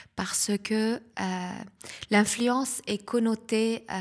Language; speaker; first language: French; non-native, local second language; Arabic